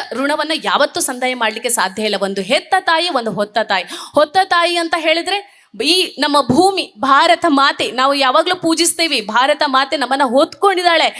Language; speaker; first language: Kannada; non-native, local second language; Tulu